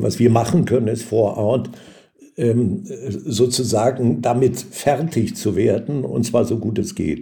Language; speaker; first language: German; native; German